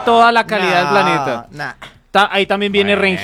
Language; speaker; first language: Spanish; native; Spanish